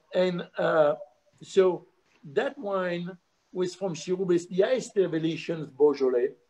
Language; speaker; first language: English; non-native, fluent; French